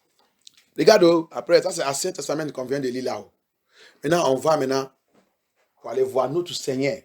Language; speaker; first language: French; non-native, learner; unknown